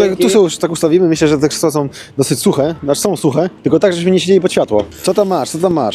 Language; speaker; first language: Polish; native; Polish